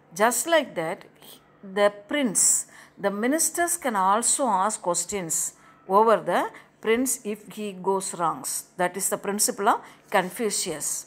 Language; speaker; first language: English; non-native, local second language; Tamil